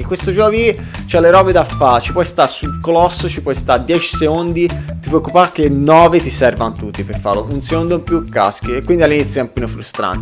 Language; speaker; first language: Italian; native; Italian